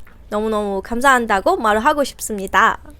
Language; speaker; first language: Korean; non-native, fluent; Burmese